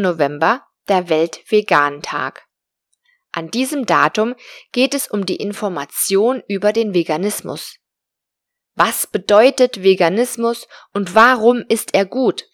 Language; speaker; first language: German; non-native, fluent; Spanish